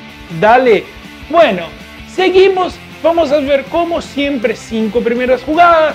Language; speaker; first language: Spanish; native; Spanish